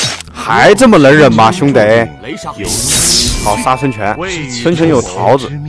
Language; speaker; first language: Chinese; native; Chinese